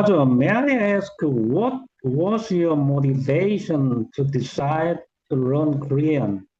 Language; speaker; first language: English; non-native, learner; Korean